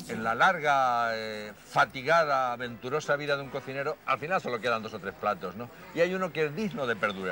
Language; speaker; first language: Spanish; native; Spanish